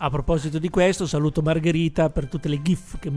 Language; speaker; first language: Italian; native; Italian